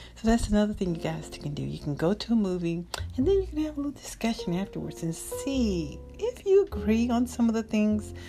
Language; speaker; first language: English; native; English